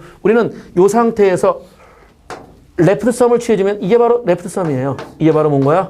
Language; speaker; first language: Korean; native; Korean